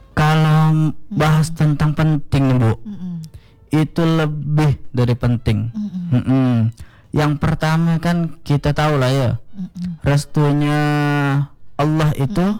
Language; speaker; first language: Indonesian; native; Indonesian